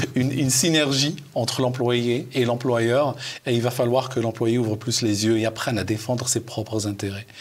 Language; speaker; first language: French; non-native, local second language; Arabic